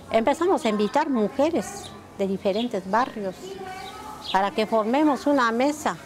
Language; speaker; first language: Spanish; non-native, local second language; Tzeltal